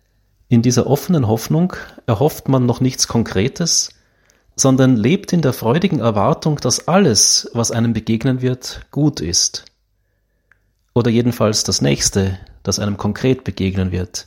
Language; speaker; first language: German; native; German